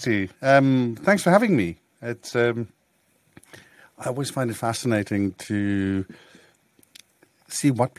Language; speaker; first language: English; native; English